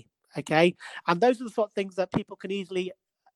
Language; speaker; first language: English; native; English